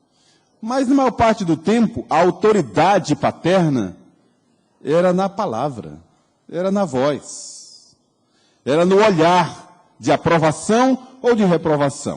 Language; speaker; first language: Portuguese; native; Portuguese